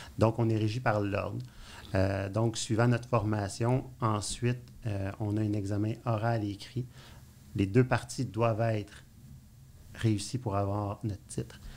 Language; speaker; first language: French; native; French